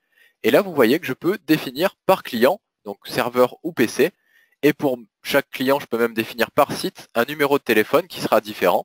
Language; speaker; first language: French; native; French